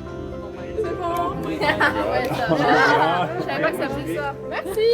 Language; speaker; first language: French; native; French